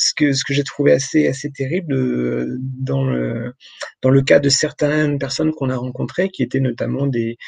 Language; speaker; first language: French; native; French